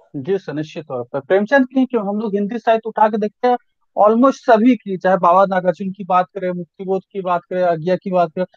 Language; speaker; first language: Hindi; native; Hindi